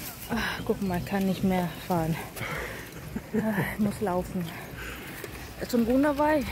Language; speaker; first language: German; non-native, learner; Thai